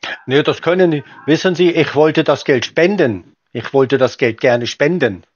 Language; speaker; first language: German; native; German